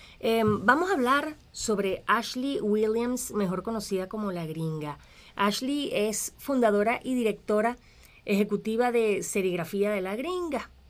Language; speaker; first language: Spanish; native; Spanish